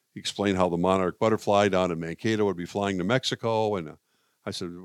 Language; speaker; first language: English; native; English